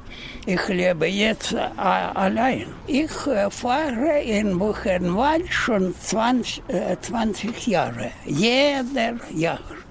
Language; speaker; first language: German; non-native, learner; Russian